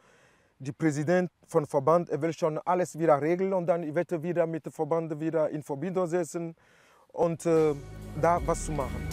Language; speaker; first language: German; non-native, learner; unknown